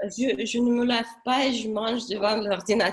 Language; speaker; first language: French; non-native, learner; Russian